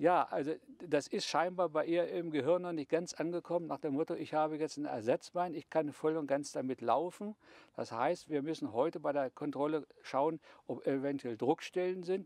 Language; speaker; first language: German; native; German